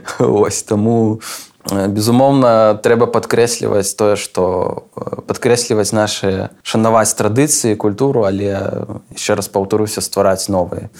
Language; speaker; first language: Belarusian; non-native, local second language; Russian